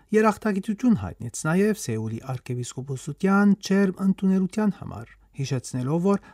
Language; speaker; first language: Armenian; early bilingual, heritage; Armenian